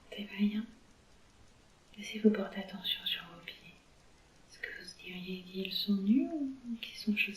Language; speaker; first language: French; native; French